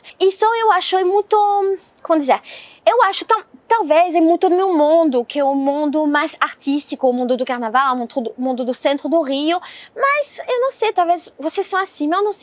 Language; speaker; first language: Portuguese; non-native, learner; French